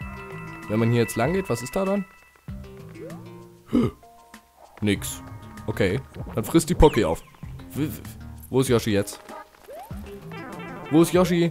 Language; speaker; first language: German; native; German